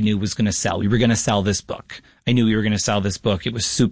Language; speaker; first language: English; native; English